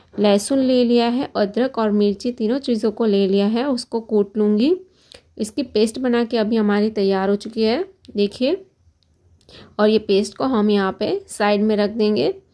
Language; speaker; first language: Hindi; non-native, local second language; Gujarati